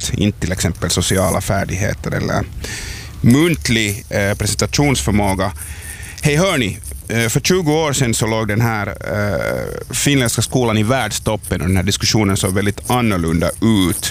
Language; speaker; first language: Swedish; native; Swedish